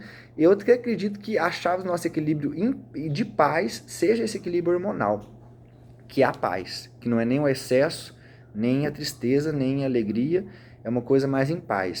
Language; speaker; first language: Portuguese; native; Portuguese